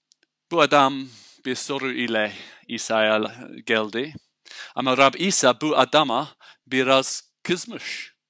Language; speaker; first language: Turkish; non-native, fluent; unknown